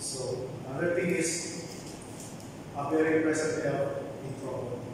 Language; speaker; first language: English; non-native, local second language; Filipino